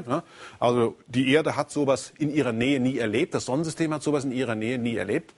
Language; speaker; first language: German; native; German